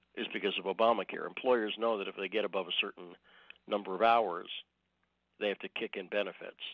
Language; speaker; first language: English; native; English